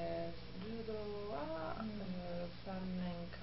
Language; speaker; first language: Japanese; non-native, learner; Italian